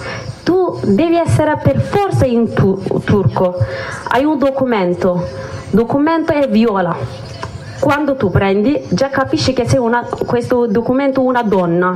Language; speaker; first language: Italian; non-native, learner; Kurdish